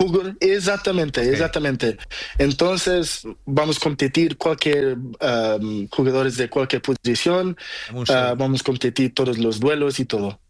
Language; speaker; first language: Spanish; non-native, learner; Portuguese